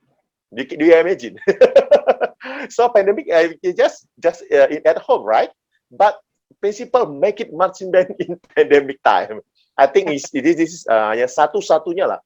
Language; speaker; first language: English; non-native, learner; Indonesian